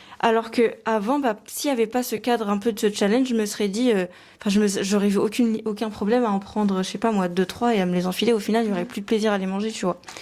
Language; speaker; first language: French; native; French